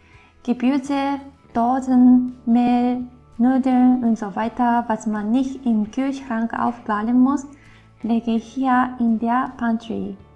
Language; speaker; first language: German; non-native, fluent; Japanese